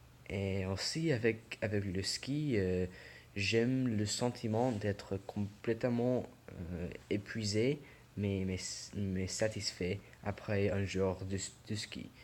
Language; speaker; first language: French; non-native, learner; English